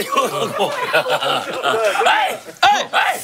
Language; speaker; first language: Korean; native; Korean